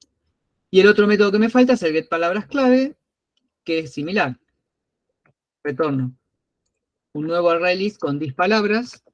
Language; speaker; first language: Spanish; native; Spanish